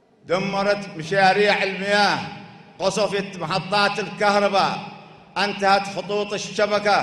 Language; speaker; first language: Arabic; native; Arabic